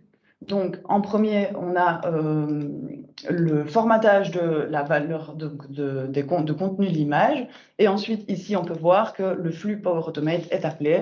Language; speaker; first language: French; native; French